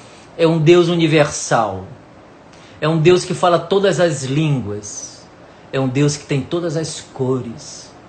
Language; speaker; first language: Portuguese; native; Portuguese